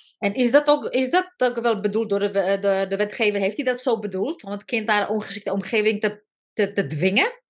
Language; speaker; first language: Dutch; non-native, fluent; Slovak